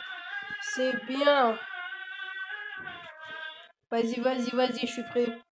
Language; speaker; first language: French; native; French